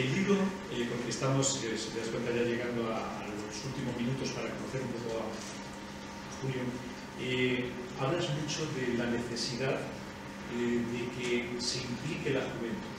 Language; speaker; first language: Spanish; native; Spanish